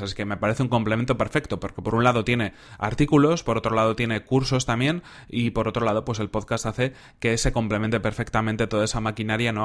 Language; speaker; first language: Spanish; native; Spanish